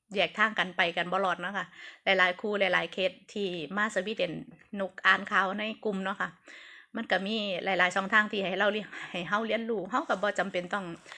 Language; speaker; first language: Thai; native; Thai